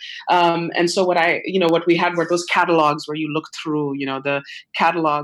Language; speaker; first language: English; non-native, local second language; Urdu